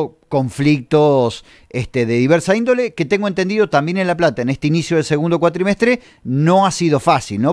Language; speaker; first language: Spanish; native; Spanish